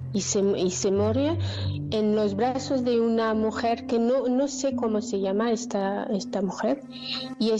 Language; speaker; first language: Spanish; non-native, learner; French